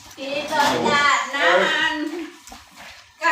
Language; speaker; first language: Finnish; non-native, learner; Thai